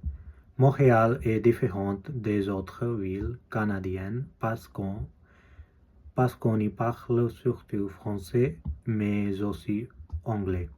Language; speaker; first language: French; non-native, learner; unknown